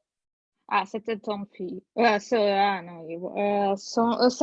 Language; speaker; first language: French; non-native, learner; Russian